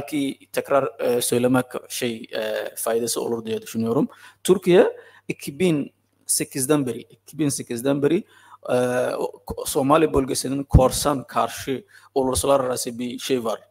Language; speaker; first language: Turkish; non-native, fluent; Somali